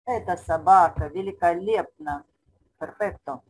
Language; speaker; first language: Russian; non-native, fluent; Spanish